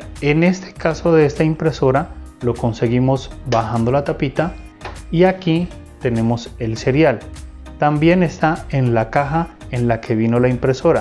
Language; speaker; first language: Spanish; native; Spanish